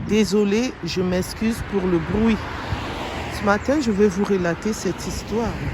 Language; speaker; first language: French; non-native, local second language; Lingala